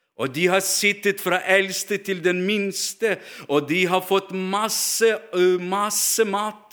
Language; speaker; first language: Norwegian; non-native, fluent; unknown